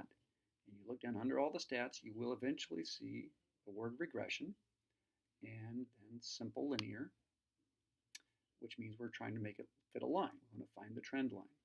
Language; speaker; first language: English; native; English